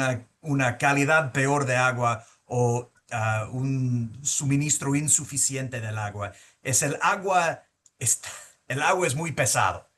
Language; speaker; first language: Spanish; early bilingual, heritage; Spanish